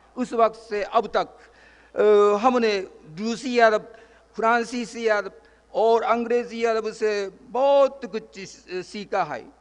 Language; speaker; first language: Urdu; non-native, fluent; Japanese